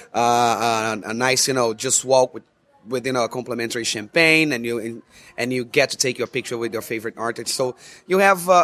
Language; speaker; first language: English; non-native, fluent; Portuguese